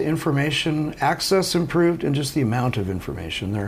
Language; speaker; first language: English; native; English